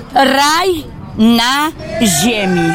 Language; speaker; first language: Polish; non-native, local second language; Belarusian